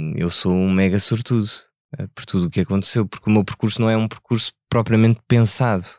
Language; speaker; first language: Portuguese; early bilingual, other home language; French